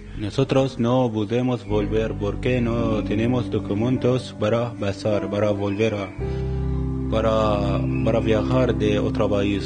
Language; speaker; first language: Spanish; non-native, learner; Arabic